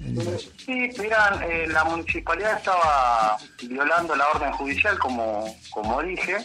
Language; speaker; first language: Spanish; native; Spanish